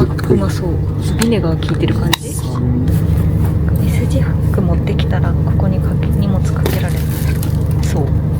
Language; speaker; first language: Japanese; native; Japanese